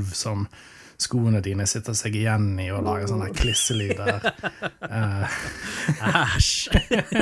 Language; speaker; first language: Norwegian; native; Norwegian